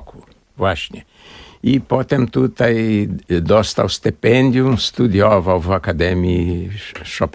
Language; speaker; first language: Polish; early bilingual, heritage; Portuguese